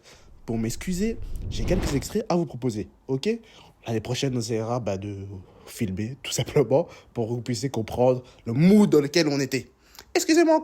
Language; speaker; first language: French; native; French